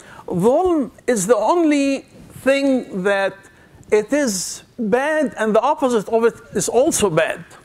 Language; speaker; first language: English; non-native, fluent; Arabic